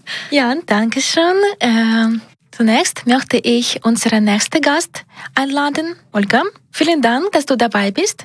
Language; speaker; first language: German; non-native, learner; Ukrainian